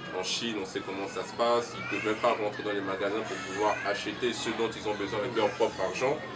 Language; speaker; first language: French; early bilingual, other home language; Lingala